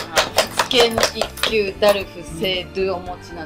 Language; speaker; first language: Japanese; native; Japanese